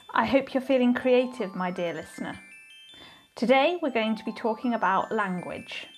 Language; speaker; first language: English; native; English